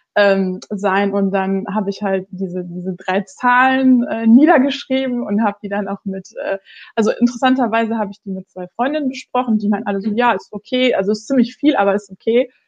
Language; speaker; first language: German; native; German